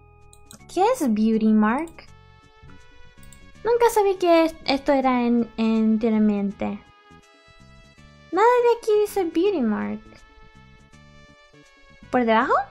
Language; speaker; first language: Spanish; early bilingual, heritage; English